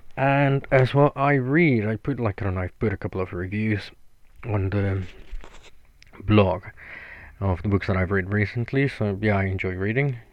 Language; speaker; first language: English; non-native, fluent; Spanish